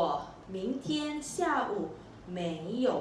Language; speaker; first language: Chinese; non-native, local second language; Malay